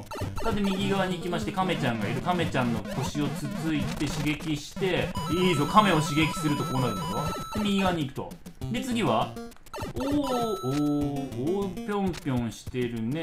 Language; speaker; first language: Japanese; native; Japanese